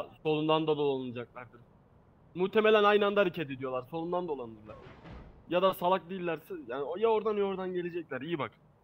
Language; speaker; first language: Turkish; native; Turkish